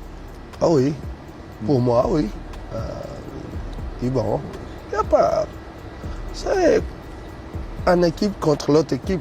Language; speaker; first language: French; non-native, fluent; Portuguese